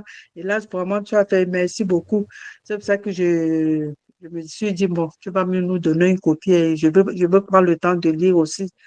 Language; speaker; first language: French; non-native, fluent; German